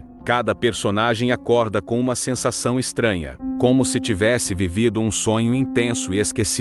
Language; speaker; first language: Portuguese; native; Portuguese